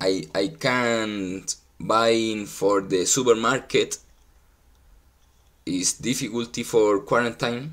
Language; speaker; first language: English; non-native, learner; Spanish